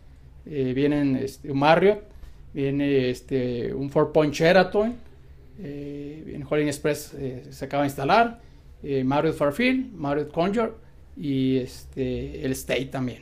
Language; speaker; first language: Spanish; native; Spanish